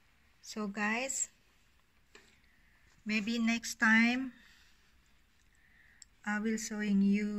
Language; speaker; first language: English; non-native, learner; Indonesian